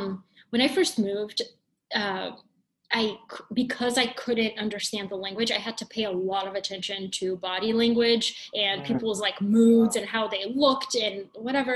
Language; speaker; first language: English; early bilingual, other home language; Bulgarian